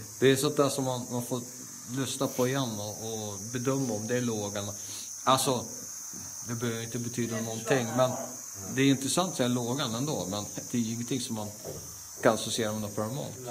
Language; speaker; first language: Swedish; native; Swedish